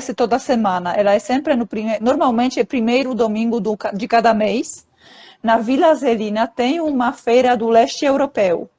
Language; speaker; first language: Portuguese; non-native, fluent; Polish